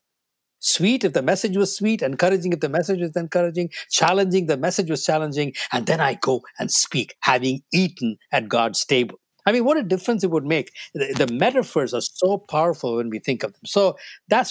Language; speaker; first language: English; non-native, local second language; Tamil